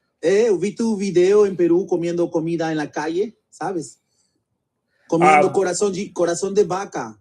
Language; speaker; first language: Portuguese; non-native, learner; Spanish